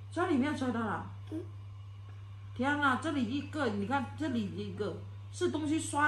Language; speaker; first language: Chinese; native; Chinese